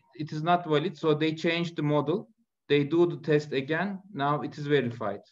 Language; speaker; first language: English; non-native, fluent; Turkish